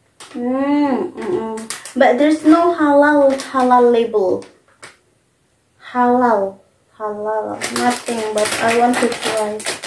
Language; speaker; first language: English; non-native, learner; Indonesian